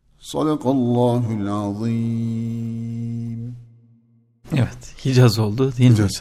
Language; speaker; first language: Turkish; native; Turkish